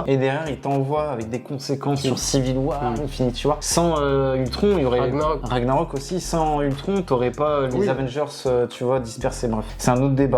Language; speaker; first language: French; native; French